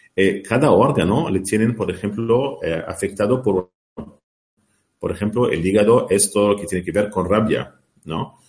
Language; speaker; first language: Spanish; non-native, learner; Arabic